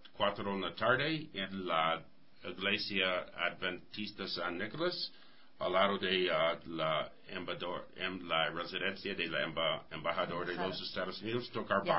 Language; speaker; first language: Spanish; non-native, learner; English